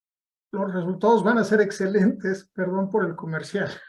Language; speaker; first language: Spanish; native; Spanish